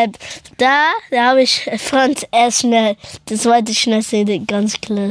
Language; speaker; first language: German; early bilingual, other home language; Persian